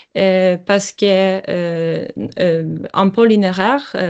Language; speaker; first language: French; non-native, learner; Polish